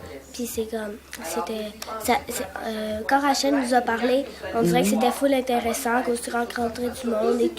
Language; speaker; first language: French; early bilingual, other home language; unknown